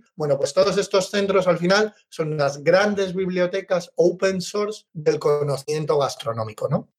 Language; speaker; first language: Spanish; native; Spanish